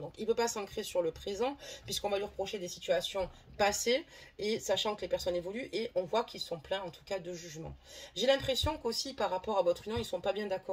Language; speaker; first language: French; native; French